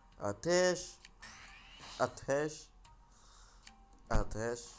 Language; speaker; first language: Turkish; non-native, learner; Russian